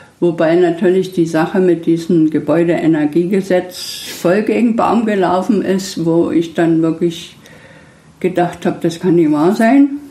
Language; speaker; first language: German; native; German